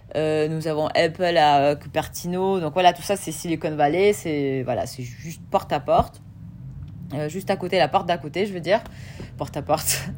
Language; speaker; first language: French; non-native, fluent; Russian